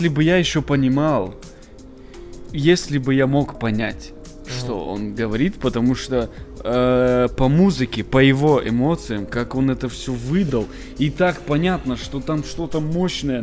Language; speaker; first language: Russian; native; Russian